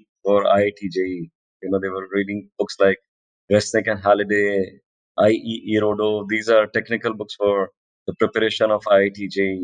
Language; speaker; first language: English; non-native, local second language; Hindi